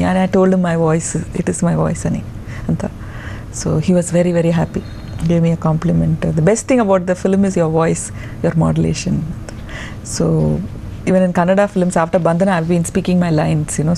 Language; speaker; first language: Kannada; non-native, local second language; Tamil